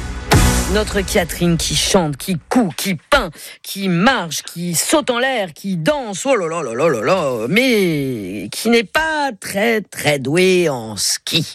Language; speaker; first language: French; native; French